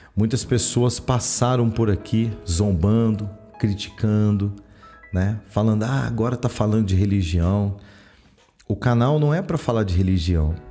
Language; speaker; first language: Portuguese; native; Portuguese